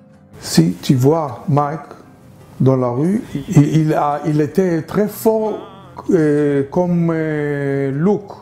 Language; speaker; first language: French; non-native, learner; Hebrew